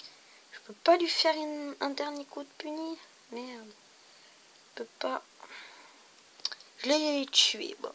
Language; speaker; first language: French; native; French